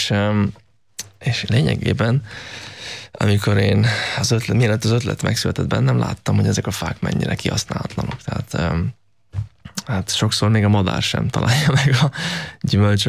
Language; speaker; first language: Hungarian; native; Hungarian